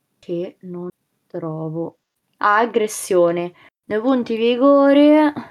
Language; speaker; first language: Italian; native; Italian